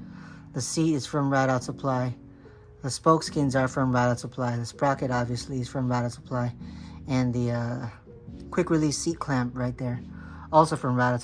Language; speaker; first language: English; native; English